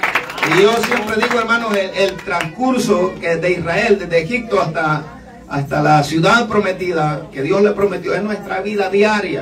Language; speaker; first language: Spanish; native; Spanish